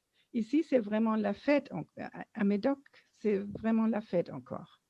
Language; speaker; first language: French; non-native, learner; German